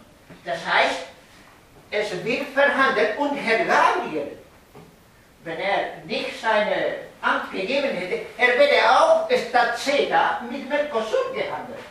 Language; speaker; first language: German; non-native, fluent; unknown